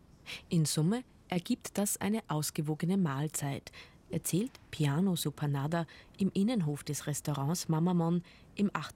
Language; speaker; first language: German; native; German